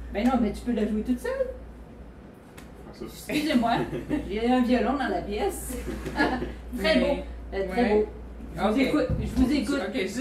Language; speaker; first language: French; native; French